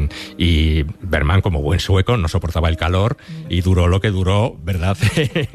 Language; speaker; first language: Spanish; native; Spanish